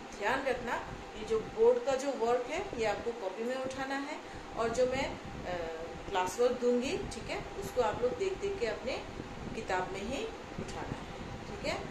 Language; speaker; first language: Hindi; non-native, local second language; Assamese